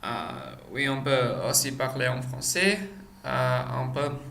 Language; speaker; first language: French; non-native, learner; Czech